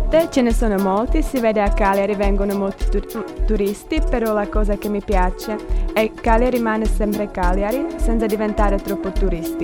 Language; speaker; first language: Italian; non-native, fluent; Czech